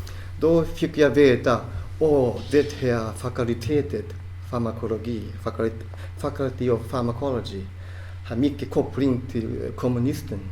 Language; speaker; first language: Swedish; non-native, fluent; Japanese